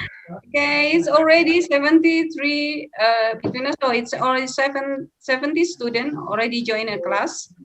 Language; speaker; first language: English; non-native, fluent; Indonesian